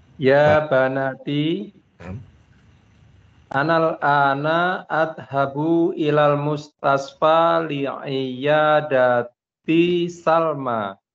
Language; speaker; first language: Arabic; non-native, learner; Indonesian